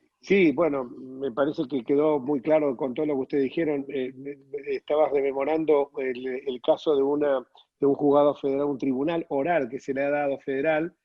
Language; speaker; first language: Spanish; native; Spanish